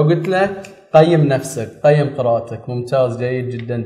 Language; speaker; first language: Arabic; native; Arabic